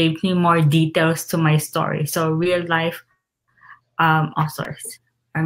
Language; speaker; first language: English; non-native, local second language; Filipino